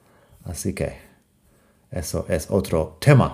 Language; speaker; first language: Spanish; non-native, fluent; English